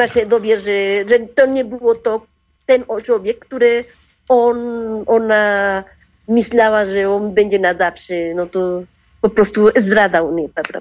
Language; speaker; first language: Polish; non-native, learner; Spanish